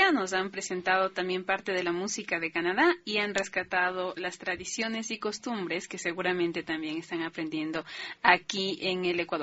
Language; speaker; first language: Spanish; native; Spanish